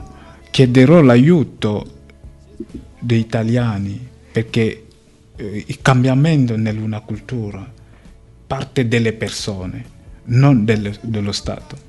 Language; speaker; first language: Italian; non-native, fluent; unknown